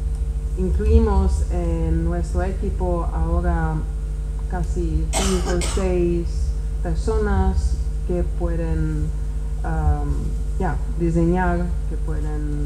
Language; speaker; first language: Spanish; non-native, fluent; Czech